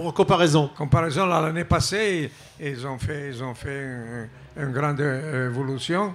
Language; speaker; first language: French; non-native, fluent; Italian